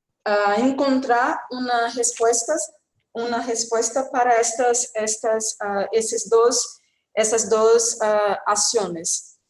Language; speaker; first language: Spanish; non-native, fluent; Portuguese